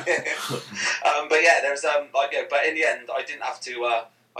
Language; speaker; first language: English; native; English